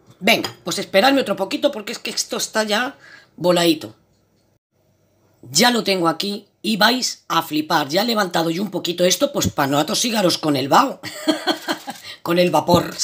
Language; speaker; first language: Spanish; native; Spanish